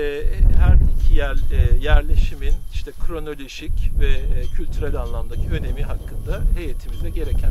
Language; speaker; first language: Turkish; native; Turkish